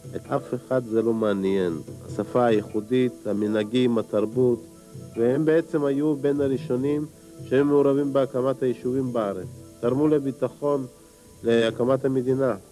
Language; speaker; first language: Hebrew; early bilingual, other home language; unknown